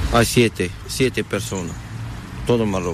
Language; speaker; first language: Spanish; non-native, learner; Arabic